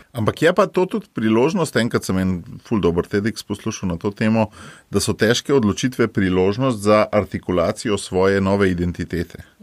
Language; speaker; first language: Slovenian; early bilingual, heritage; Slovenian